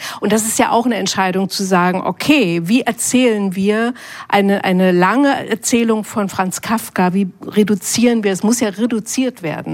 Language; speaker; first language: German; native; German